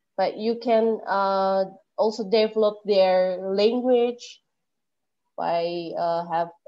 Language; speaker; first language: English; non-native, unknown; Indonesian